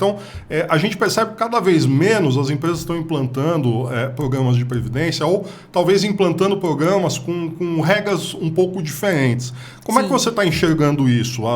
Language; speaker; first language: Portuguese; native; Portuguese